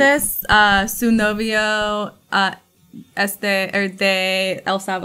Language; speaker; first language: Spanish; non-native, learner; English